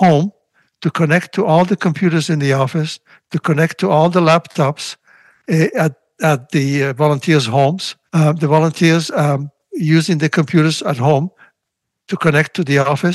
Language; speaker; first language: English; non-native, fluent; Russian